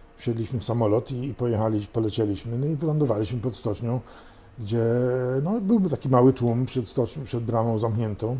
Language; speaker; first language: Polish; early bilingual, heritage; Polish